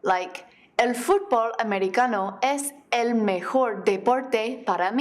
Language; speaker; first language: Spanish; non-native, fluent; English